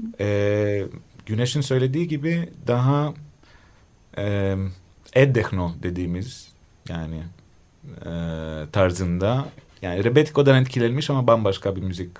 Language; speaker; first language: Turkish; non-native, fluent; Greek